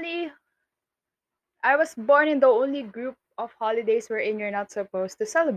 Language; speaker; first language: English; non-native, local second language; Filipino